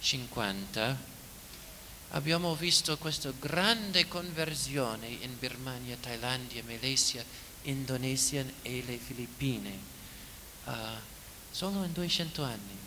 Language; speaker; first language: Italian; non-native, fluent; English